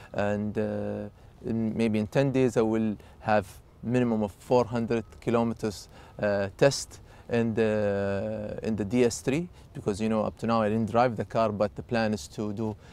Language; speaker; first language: English; non-native, fluent; Arabic